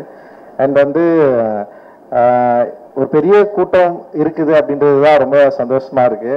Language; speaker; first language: Tamil; native; Tamil